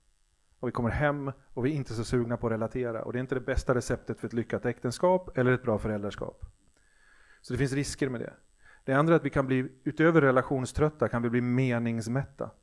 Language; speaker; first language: Swedish; native; Swedish